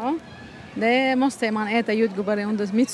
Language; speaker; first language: Swedish; non-native, learner; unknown